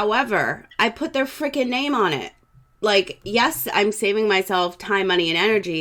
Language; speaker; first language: English; native; English